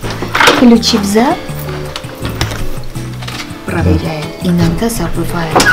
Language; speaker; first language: Russian; non-native, fluent; Armenian